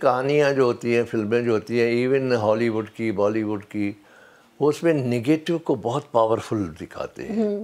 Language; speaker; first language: Urdu; native; Urdu